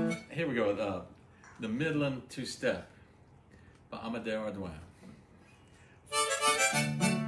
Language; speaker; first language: English; early bilingual, other home language; French